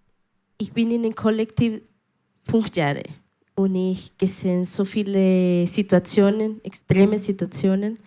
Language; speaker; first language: German; non-native, learner; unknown